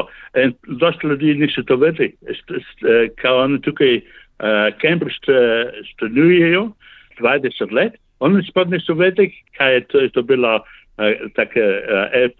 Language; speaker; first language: Slovenian; early bilingual, heritage; Slovenian